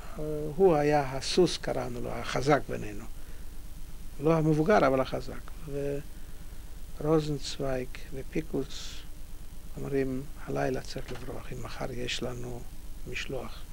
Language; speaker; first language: Hebrew; non-native, fluent; Polish